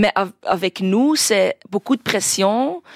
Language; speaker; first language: French; non-native, local second language; Dutch